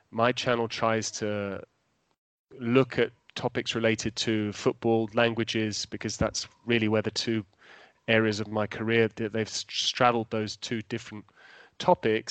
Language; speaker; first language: English; native; English